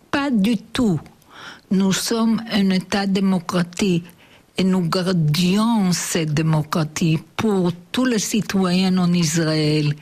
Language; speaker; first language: French; non-native, learner; Hebrew